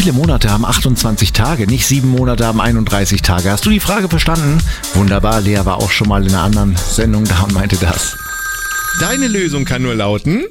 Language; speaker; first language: German; native; German